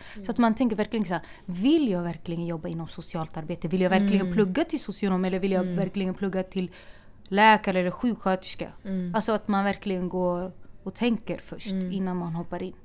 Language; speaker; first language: Swedish; native; Swedish